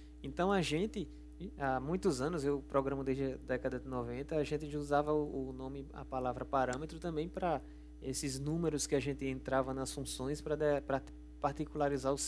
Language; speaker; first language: Portuguese; native; Portuguese